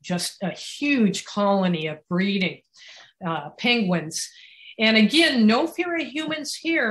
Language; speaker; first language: English; native; English